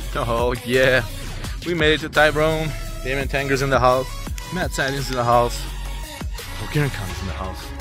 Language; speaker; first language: English; non-native, fluent; Bulgarian